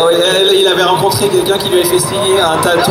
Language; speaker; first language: French; native; French